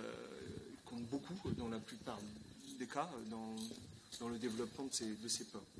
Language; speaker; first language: French; native; French